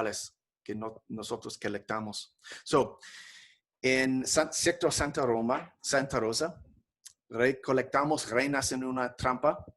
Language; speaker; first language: Spanish; non-native, fluent; English